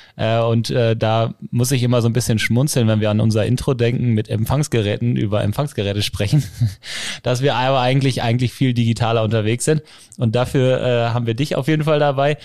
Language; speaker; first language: German; native; German